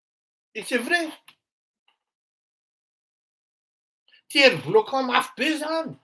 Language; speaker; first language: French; non-native, local second language; Malagasy